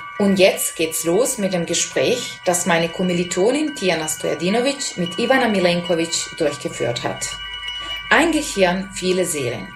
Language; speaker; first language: German; non-native, fluent; Serbian